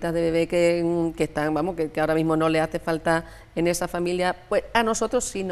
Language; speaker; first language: Spanish; native; Spanish